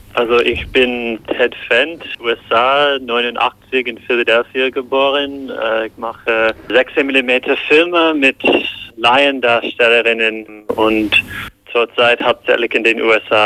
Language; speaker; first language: German; non-native, fluent; English